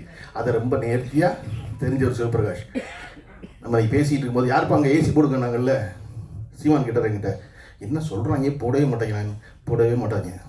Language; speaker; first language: Tamil; native; Tamil